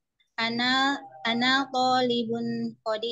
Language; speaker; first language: Arabic; non-native, learner; Indonesian